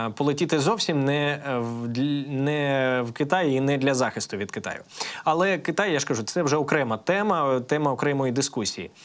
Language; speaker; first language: Ukrainian; native; Ukrainian